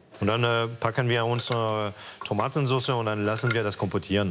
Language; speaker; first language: German; non-native, fluent; French